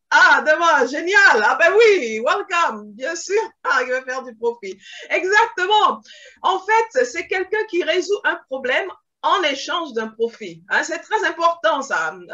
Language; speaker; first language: French; early bilingual, other home language; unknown